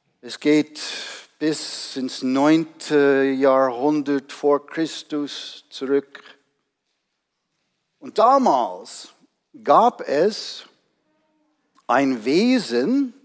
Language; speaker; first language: German; non-native, fluent; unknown